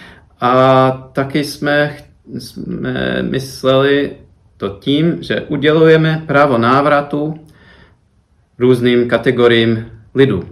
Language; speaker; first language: Czech; non-native, fluent; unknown